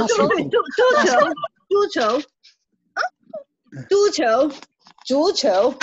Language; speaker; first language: Chinese; non-native, learner; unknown